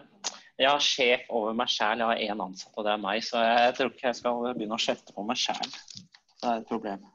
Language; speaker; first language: Norwegian; native; Norwegian